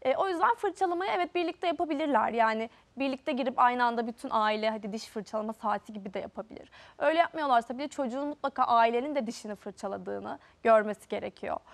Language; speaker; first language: Turkish; native; Turkish